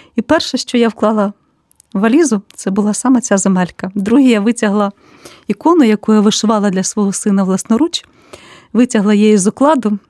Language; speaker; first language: Ukrainian; native; Ukrainian